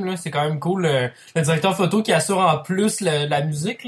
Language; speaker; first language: French; native; French